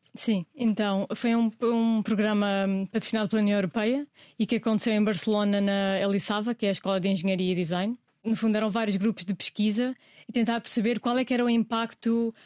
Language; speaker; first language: Portuguese; native; Portuguese